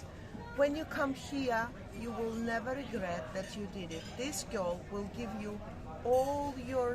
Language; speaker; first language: English; non-native, fluent; Russian